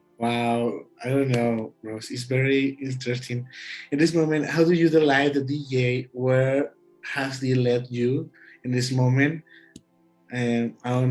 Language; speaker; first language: English; non-native, learner; Spanish